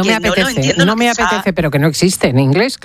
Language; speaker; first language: Spanish; native; Spanish